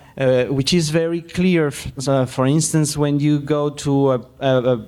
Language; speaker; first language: English; non-native, fluent; Spanish